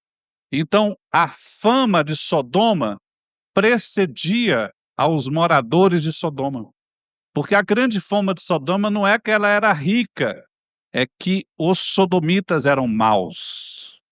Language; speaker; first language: Portuguese; native; Portuguese